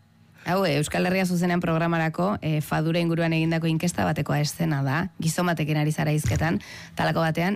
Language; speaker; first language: Basque; native; Basque